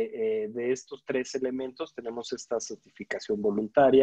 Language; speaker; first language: Spanish; native; Spanish